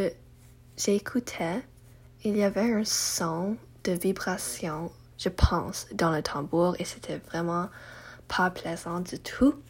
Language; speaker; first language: French; non-native, learner; English